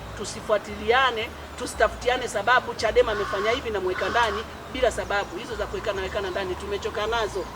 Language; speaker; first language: Swahili; native; Swahili